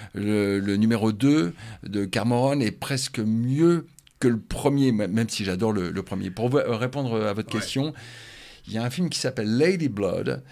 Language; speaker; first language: French; native; French